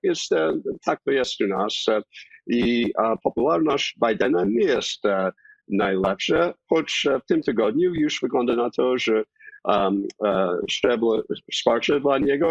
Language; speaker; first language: Polish; non-native, fluent; English